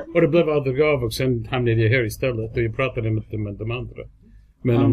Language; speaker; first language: Swedish; non-native, fluent; English